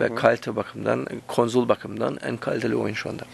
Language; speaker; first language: Turkish; early bilingual, heritage; Turkish